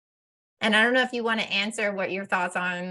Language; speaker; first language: English; native; English